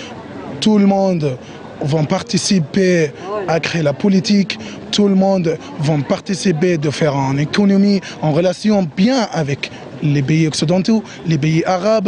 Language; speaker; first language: French; non-native, fluent; Arabic